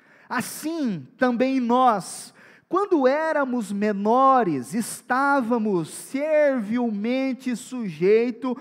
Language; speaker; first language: Portuguese; native; Portuguese